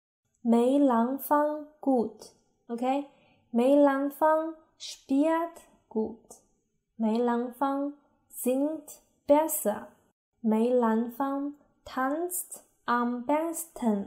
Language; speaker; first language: German; non-native, learner; Chinese